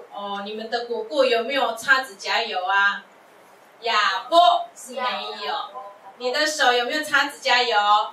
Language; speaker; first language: Chinese; non-native, local second language; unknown